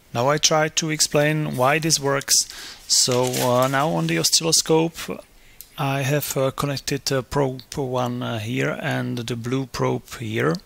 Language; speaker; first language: English; non-native, fluent; Czech